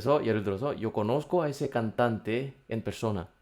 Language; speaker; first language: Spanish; non-native, fluent; Korean